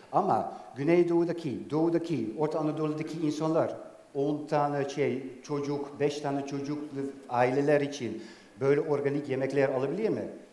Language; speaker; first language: Turkish; non-native, fluent; Dutch